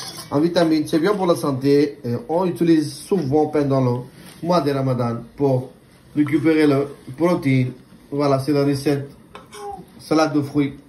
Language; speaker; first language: French; non-native, learner; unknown